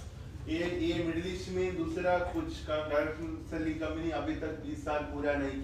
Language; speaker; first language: Hindi; non-native, fluent; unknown